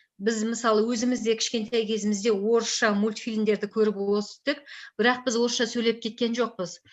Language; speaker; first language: Kazakh; native; Kazakh